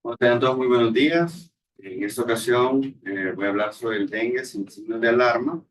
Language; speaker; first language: Spanish; native; Spanish